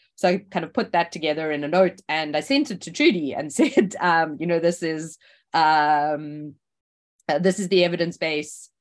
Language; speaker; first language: English; native; English